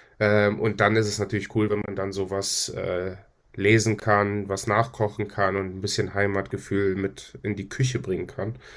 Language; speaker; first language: German; native; German